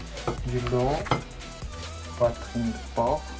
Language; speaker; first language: French; non-native, learner; Korean